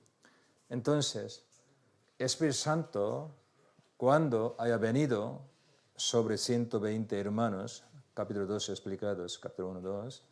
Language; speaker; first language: Spanish; non-native, learner; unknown